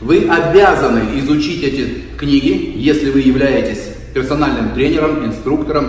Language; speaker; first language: Russian; native; Russian